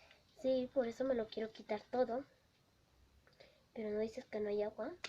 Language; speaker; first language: Spanish; native; Spanish